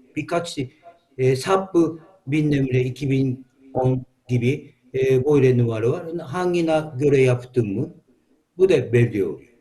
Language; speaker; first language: Turkish; non-native, learner; Japanese